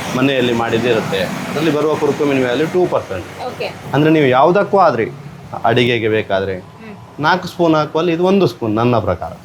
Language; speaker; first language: Kannada; native; Kannada